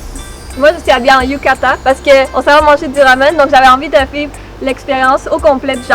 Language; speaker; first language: French; native; French